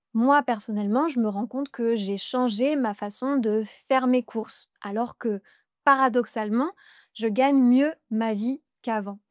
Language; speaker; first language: French; native; French